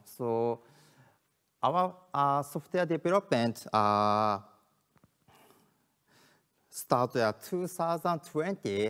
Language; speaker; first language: English; non-native, learner; Japanese